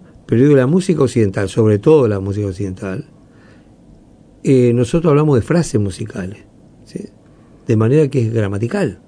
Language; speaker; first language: Spanish; native; Spanish